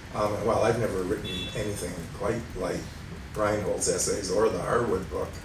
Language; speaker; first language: English; native; English